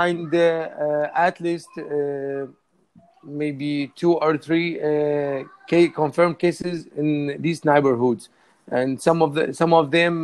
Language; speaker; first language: English; non-native, learner; Arabic